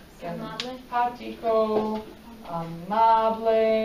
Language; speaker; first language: Spanish; non-native, fluent; English